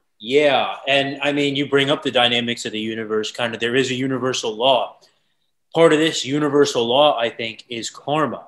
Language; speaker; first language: English; native; English